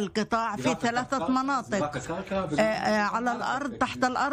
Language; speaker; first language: Arabic; non-native, fluent; Hebrew